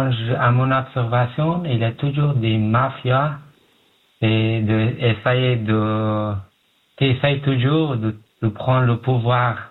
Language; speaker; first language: French; non-native, learner; Pashto